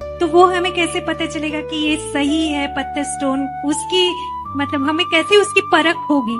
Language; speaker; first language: Hindi; non-native, local second language; Bangla